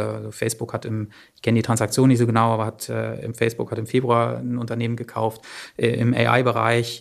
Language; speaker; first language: German; native; German